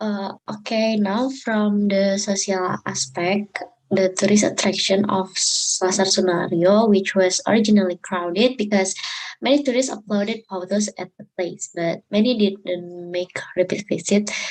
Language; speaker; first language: English; non-native, learner; Indonesian